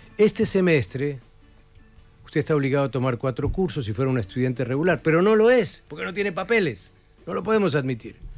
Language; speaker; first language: Spanish; native; Spanish